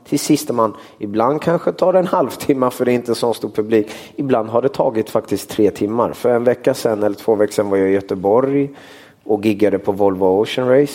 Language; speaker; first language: Swedish; early bilingual, other home language; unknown